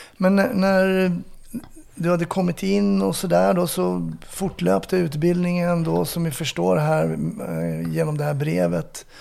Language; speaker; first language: Swedish; native; Swedish